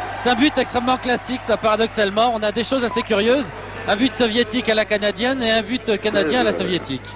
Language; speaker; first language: French; native; French